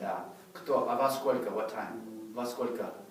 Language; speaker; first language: Russian; non-native, fluent; English